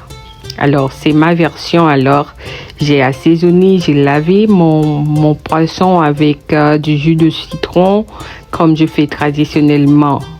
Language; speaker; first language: French; non-native, local second language; Haitian Creole